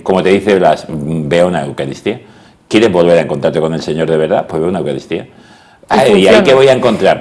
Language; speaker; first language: Spanish; native; Spanish